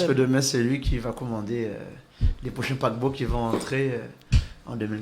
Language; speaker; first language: French; native; French